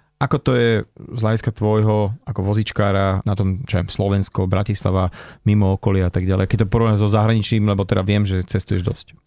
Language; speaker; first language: Slovak; native; Slovak